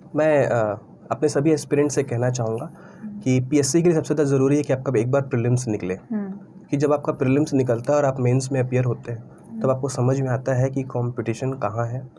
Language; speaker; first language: Hindi; native; Hindi